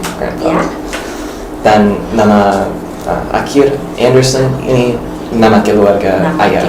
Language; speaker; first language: Indonesian; non-native, learner; English